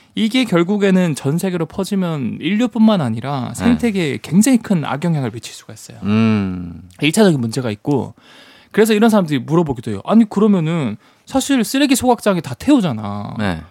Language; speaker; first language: Korean; native; Korean